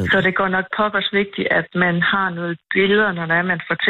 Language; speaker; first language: Danish; native; Danish